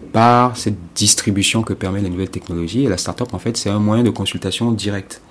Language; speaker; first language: French; non-native, local second language; Ewe